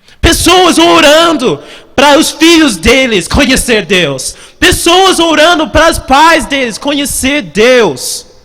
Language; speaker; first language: Portuguese; non-native, fluent; English